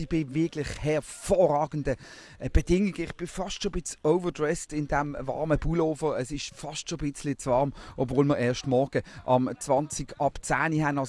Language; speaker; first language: German; native; German